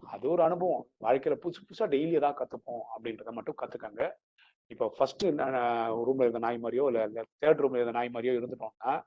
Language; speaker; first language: Tamil; non-native, local second language; Malayalam